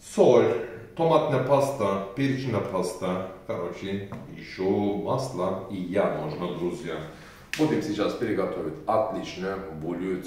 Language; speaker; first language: Russian; non-native, learner; Turkish